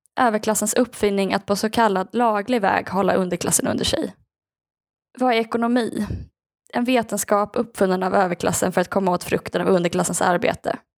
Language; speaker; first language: Swedish; native; Swedish